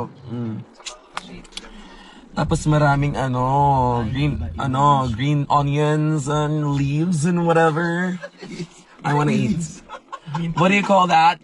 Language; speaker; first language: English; non-native, local second language; Cebuano